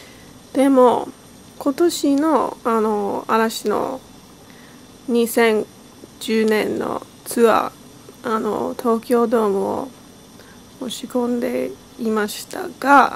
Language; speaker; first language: Japanese; non-native, learner; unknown